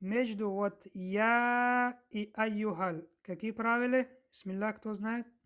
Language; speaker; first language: Russian; non-native, local second language; Tajik